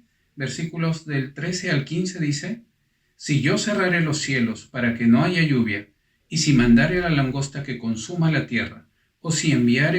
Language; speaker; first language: Spanish; native; Spanish